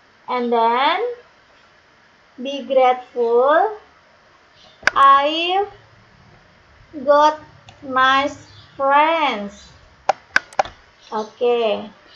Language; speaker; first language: English; non-native, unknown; Indonesian